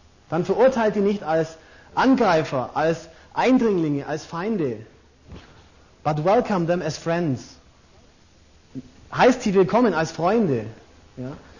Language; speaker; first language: German; native; German